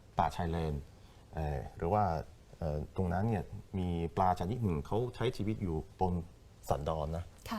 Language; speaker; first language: Thai; non-native, fluent; Chinese